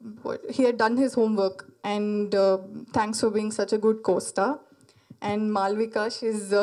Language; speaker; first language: Telugu; non-native, learner; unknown